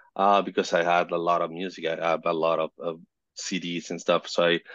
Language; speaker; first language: English; non-native, fluent; Spanish